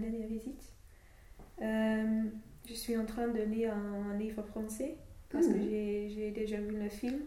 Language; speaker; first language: French; non-native, fluent; English